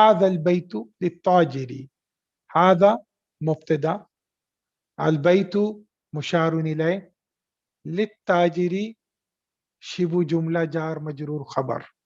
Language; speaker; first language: Arabic; non-native, fluent; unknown